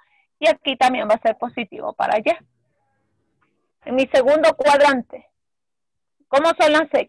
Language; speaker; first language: Spanish; native; Spanish